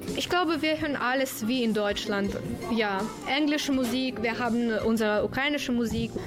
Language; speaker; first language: German; non-native, learner; Ukrainian